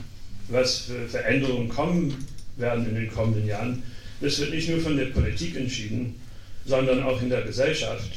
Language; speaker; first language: German; non-native, fluent; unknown